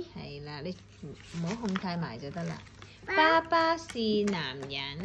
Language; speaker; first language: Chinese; non-native, local second language; Cantonese